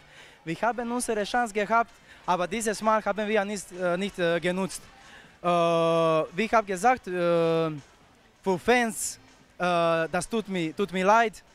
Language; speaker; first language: German; non-native, fluent; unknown